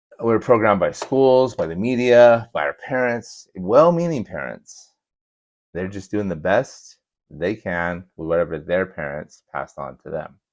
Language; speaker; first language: English; native; English